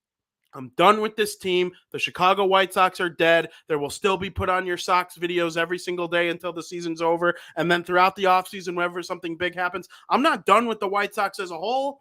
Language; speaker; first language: English; native; English